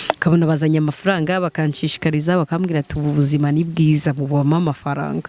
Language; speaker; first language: Kinyarwanda; native; Kinyarwanda